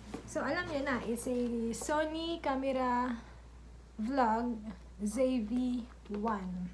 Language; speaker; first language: English; non-native, local second language; Filipino